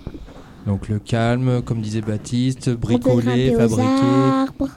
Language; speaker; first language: French; native; French